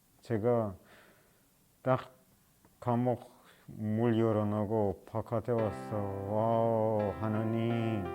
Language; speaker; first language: Korean; non-native, learner; Persian